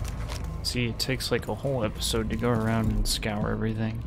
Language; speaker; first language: English; native; English